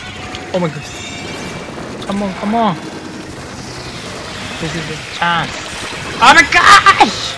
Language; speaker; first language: English; non-native, learner; Japanese